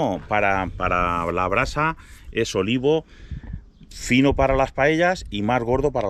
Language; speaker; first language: Spanish; native; Spanish